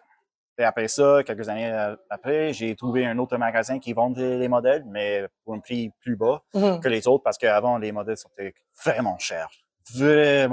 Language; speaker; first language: French; non-native, local second language; English